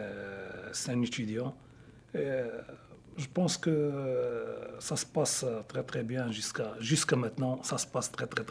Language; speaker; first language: French; non-native, local second language; Arabic